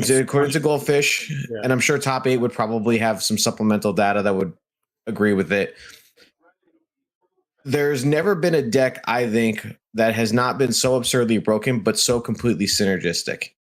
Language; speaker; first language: English; native; English